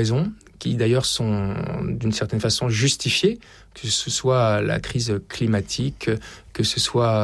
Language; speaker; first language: French; native; French